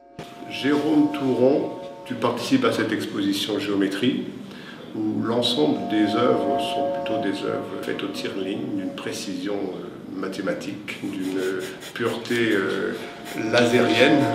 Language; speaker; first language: French; native; French